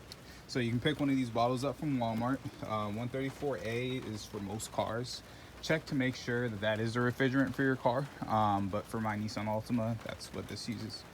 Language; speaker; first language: English; native; English